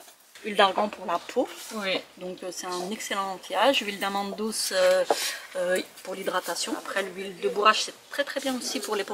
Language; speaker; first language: French; native; French